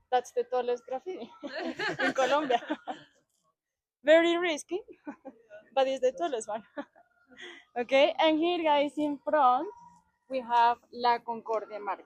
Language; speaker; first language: English; non-native, fluent; Spanish